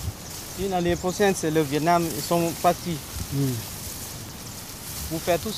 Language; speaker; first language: French; non-native, learner; Vietnamese